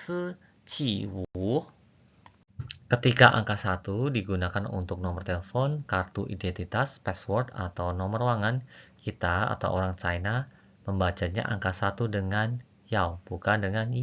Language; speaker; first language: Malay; non-native, fluent; Chinese